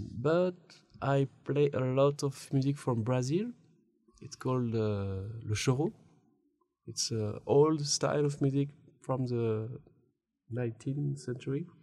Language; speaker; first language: English; non-native, learner; French